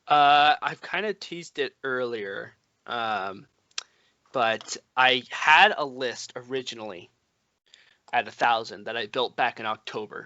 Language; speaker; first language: English; native; English